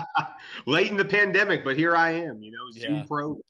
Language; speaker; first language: English; native; English